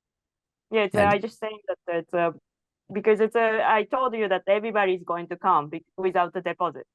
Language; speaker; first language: English; non-native, learner; Japanese